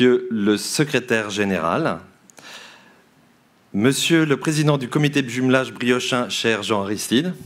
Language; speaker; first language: French; native; French